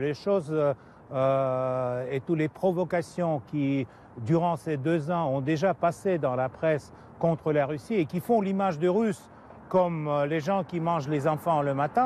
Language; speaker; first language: French; non-native, fluent; Russian